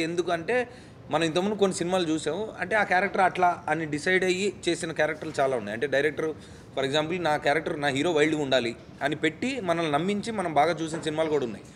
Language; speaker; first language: Telugu; native; Telugu